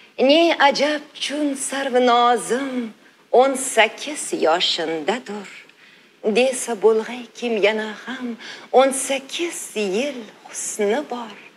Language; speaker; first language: Uzbek; native; Uzbek